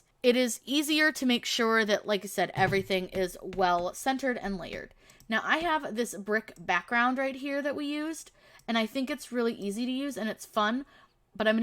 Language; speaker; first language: English; native; English